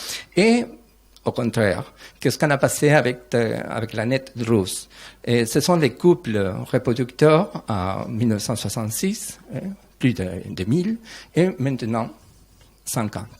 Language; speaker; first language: French; non-native, learner; Spanish